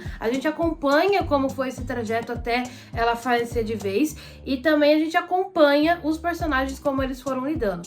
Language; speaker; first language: Portuguese; native; Portuguese